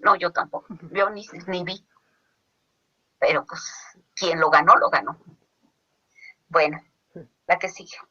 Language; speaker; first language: Spanish; native; Spanish